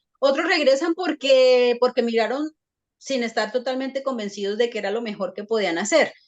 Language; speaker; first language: Spanish; native; Spanish